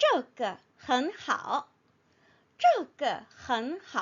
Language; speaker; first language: Chinese; non-native, fluent; Korean